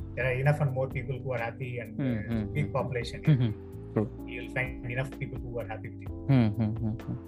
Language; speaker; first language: English; non-native, local second language; Tamil